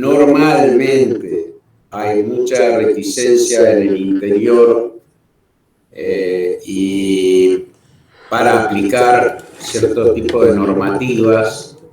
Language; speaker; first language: Spanish; native; Spanish